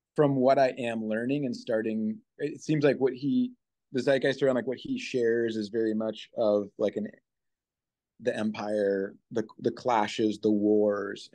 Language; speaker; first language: English; native; English